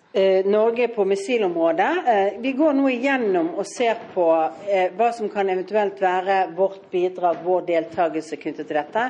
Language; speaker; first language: Norwegian; native; Norwegian